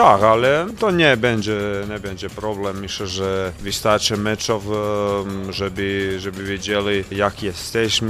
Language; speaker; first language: Polish; non-native, fluent; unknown